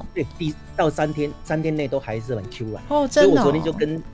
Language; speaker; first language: Chinese; non-native, local second language; Min Nan Chinese